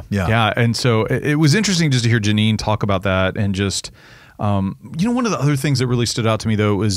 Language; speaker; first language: English; native; English